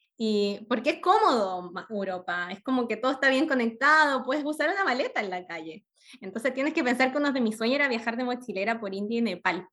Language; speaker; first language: Spanish; native; Spanish